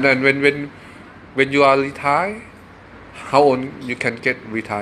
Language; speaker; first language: English; non-native, learner; Thai